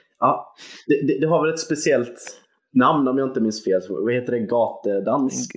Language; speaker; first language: Swedish; native; Swedish